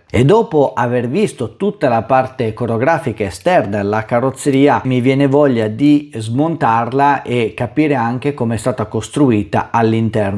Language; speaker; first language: Italian; native; Italian